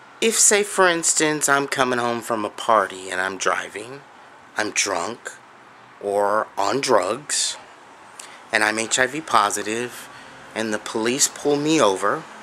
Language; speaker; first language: English; native; English